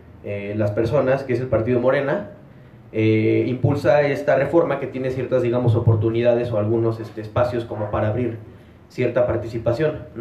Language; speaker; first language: Spanish; native; Spanish